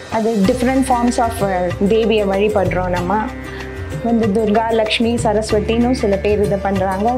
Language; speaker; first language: Tamil; non-native, local second language; Gujarati